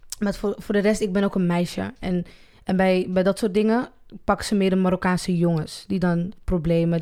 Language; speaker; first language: Dutch; early bilingual, other home language; Arabic